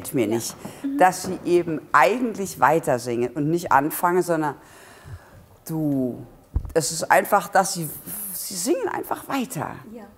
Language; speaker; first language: German; native; German